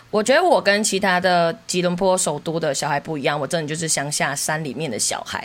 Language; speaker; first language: Chinese; native; Chinese